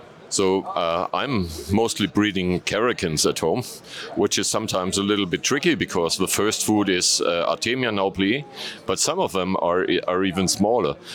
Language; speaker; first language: English; non-native, fluent; German